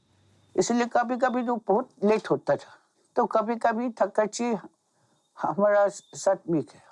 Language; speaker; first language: Hindi; non-native, local second language; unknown